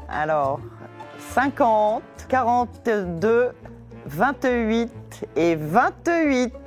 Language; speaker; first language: French; native; French